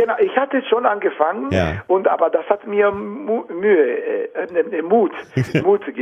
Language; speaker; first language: German; non-native, fluent; Italian